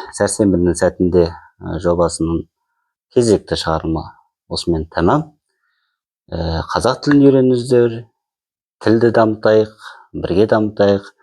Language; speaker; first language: Kazakh; native; Kazakh